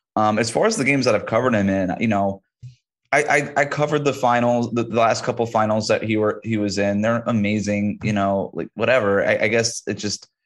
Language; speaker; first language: English; native; English